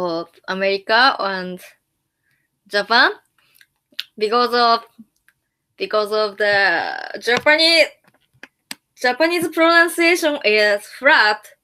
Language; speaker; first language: English; non-native, learner; Japanese